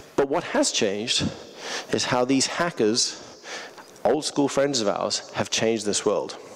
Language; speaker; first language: English; native; English